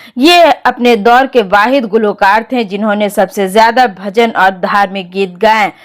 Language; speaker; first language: Hindi; native; Hindi